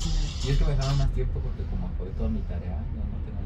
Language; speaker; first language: Spanish; native; Spanish